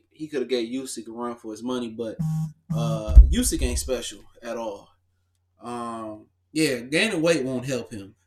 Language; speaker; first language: English; native; English